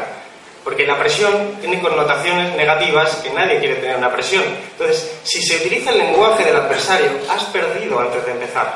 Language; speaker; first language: Spanish; native; Spanish